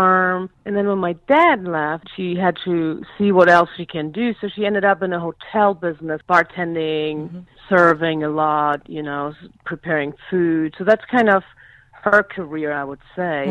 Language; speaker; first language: English; non-native, fluent; German